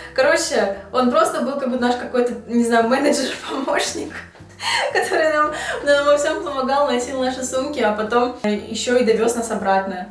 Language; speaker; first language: Russian; native; Russian